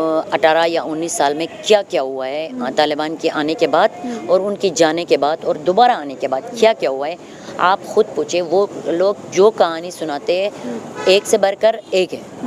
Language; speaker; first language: Hindi; non-native, fluent; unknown